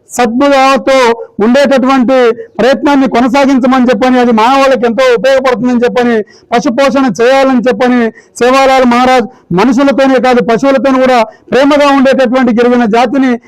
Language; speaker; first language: Telugu; non-native, local second language; Lambadi